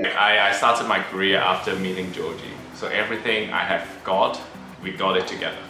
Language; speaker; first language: English; non-native, local second language; Cantonese